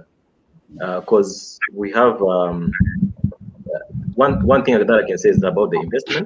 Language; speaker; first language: English; non-native, local second language; Kinyarwanda